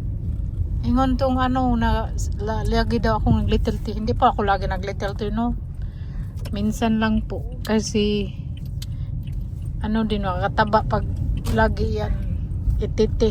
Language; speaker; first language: Filipino; non-native, local second language; Cebuano